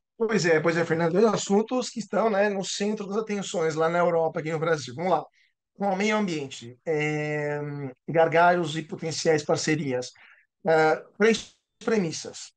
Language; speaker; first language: Portuguese; non-native, fluent; Italian